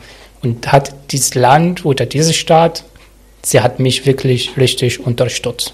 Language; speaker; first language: German; non-native, learner; Arabic